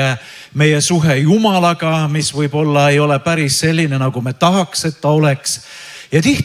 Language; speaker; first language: Estonian; native; Estonian